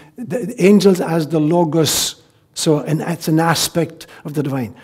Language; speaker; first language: English; native; English